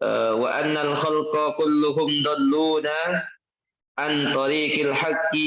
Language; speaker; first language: Arabic; non-native, learner; Indonesian